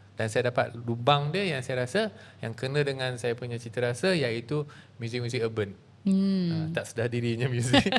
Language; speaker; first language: Malay; native; Malay